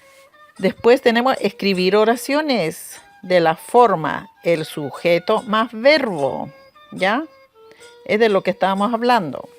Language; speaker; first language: Spanish; non-native, local second language; Aymara